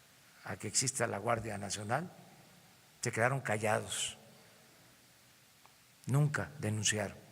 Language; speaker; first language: Spanish; native; Spanish